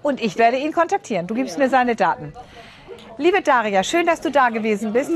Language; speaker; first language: German; native; German